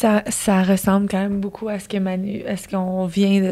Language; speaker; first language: French; native; French